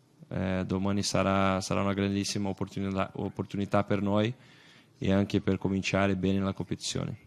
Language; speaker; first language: Italian; non-native, fluent; Portuguese